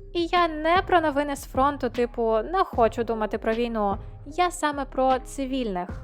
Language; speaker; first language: Ukrainian; non-native, local second language; Russian